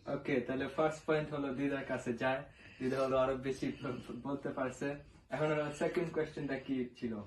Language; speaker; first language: Bangla; early bilingual, heritage; Bangla